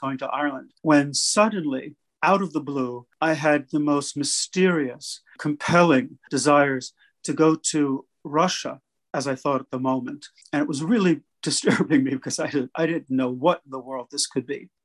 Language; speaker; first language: English; native; English